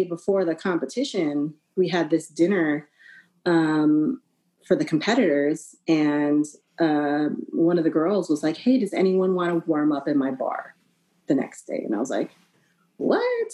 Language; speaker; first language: English; early bilingual, other home language; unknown